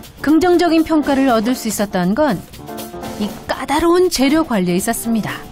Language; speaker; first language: Korean; native; Korean